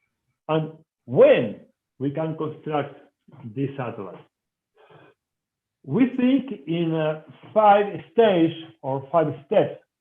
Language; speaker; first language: English; non-native, fluent; Spanish